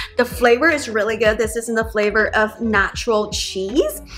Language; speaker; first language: English; non-native, fluent; Chinese